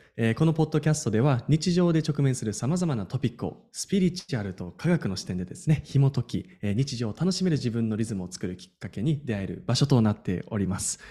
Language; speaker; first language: Japanese; native; Japanese